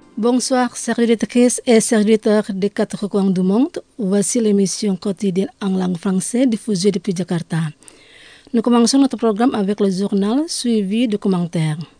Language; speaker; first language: French; non-native, fluent; Indonesian